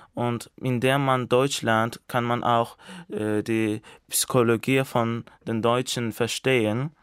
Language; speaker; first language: German; non-native, fluent; Azerbaijani